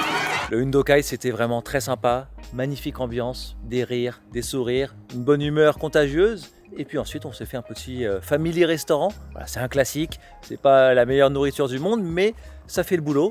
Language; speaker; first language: French; native; French